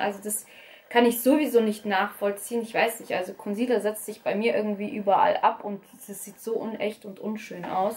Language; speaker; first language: German; early bilingual, other home language; Russian